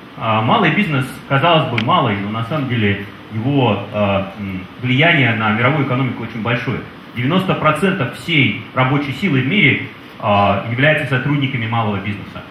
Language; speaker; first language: Russian; native; Russian